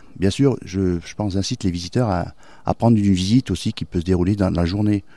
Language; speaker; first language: French; native; French